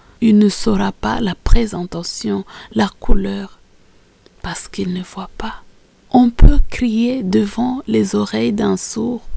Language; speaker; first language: French; non-native, local second language; Swahili